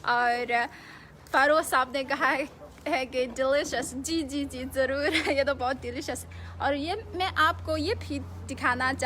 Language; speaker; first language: Hindi; non-native, fluent; Chinese